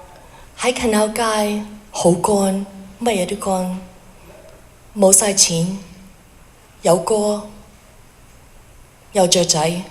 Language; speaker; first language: Cantonese; early bilingual, heritage; Cantonese